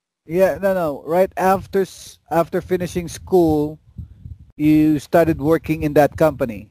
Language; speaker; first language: English; non-native, local second language; Filipino